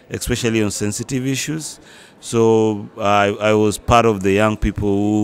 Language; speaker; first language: English; non-native, local second language; Luo (Kenya and Tanzania)